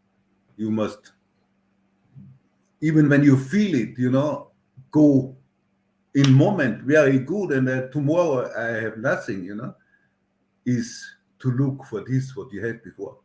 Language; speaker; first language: English; non-native, learner; German